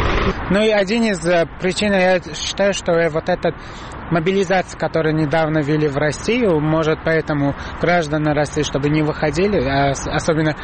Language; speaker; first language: Russian; non-native, fluent; Uzbek